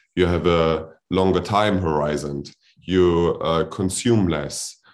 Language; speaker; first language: English; non-native, fluent; German